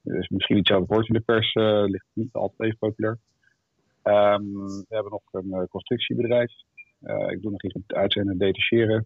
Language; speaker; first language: Dutch; native; Dutch